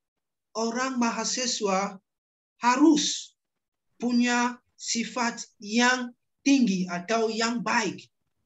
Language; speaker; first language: Indonesian; non-native, learner; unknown